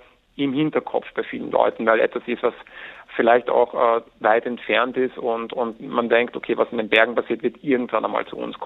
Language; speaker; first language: German; native; German